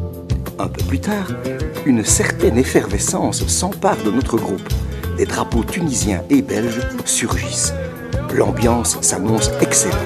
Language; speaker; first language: French; native; French